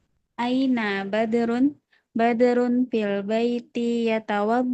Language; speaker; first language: Arabic; non-native, learner; Indonesian